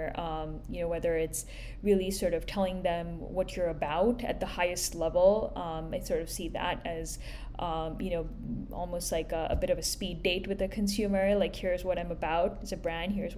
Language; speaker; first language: English; non-native, local second language; Hindi